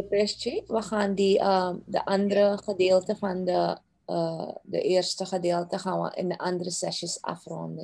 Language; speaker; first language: Dutch; non-native, local second language; Caribbean Hindustani